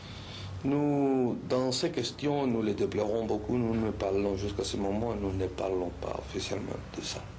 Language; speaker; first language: French; non-native, fluent; Spanish